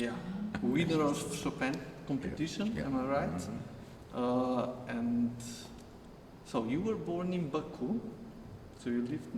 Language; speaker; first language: English; non-native, fluent; Slovenian